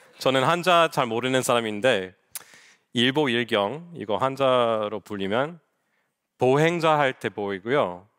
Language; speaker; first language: Korean; non-native, fluent; English